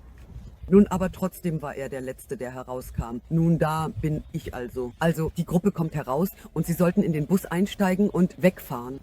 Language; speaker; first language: German; non-native, fluent; Russian